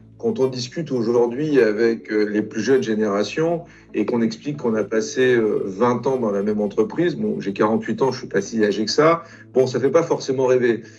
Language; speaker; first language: French; early bilingual, other home language; Italian